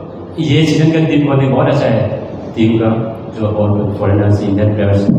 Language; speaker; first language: Hindi; non-native, local second language; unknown